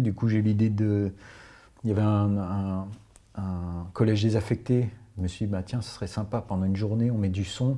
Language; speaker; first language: French; native; French